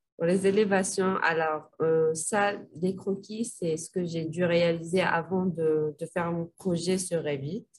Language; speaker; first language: French; non-native, local second language; Arabic